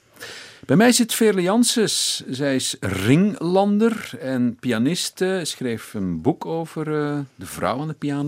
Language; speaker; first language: Dutch; native; Dutch